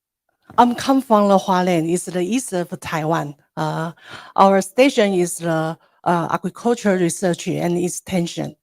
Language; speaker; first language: English; non-native, learner; Chinese